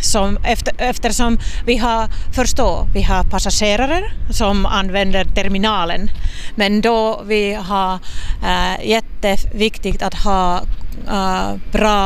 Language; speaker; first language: Swedish; non-native, local second language; Finnish